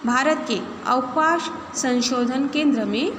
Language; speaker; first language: Hindi; non-native, local second language; Marathi